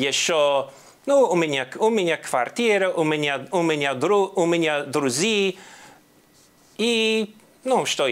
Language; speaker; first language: Russian; non-native, learner; English